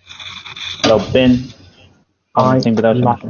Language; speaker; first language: Chinese; non-native, fluent; English